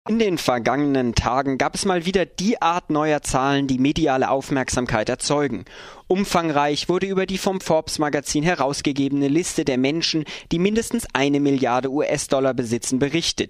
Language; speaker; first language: German; native; German